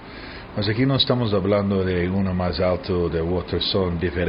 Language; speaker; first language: Spanish; early bilingual, heritage; Spanish